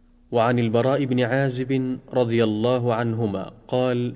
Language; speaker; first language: Arabic; native; Arabic